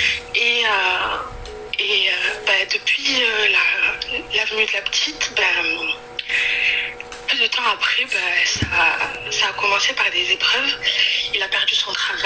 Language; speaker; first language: French; early bilingual, other home language; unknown